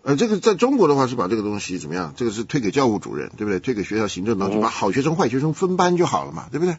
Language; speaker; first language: Chinese; native; Chinese